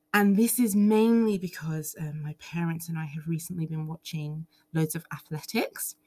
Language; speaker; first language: English; native; English